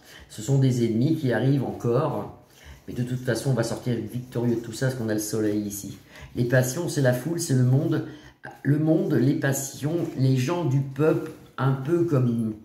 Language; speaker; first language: French; native; French